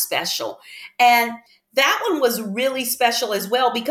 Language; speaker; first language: English; native; English